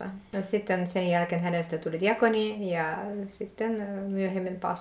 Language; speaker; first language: Finnish; non-native, fluent; Russian